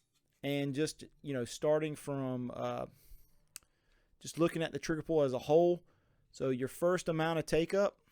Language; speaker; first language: English; native; English